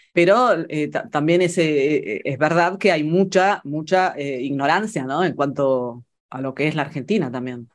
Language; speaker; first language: Spanish; early bilingual, other home language; Italian